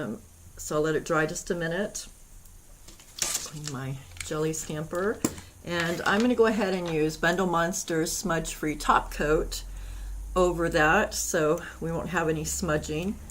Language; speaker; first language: English; native; English